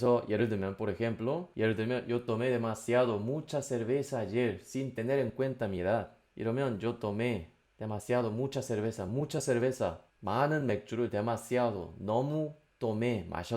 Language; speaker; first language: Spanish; non-native, fluent; Korean